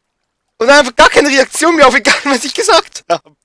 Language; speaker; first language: German; native; German